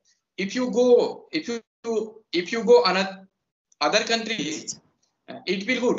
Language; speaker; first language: English; non-native, local second language; Hindi